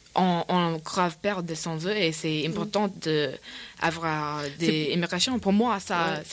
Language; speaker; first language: French; non-native, learner; English